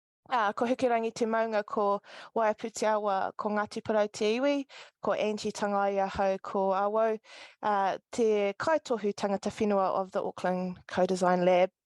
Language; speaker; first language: Māori; non-native, local second language; English